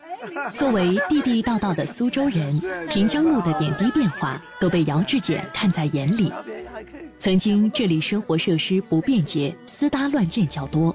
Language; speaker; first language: Chinese; native; Chinese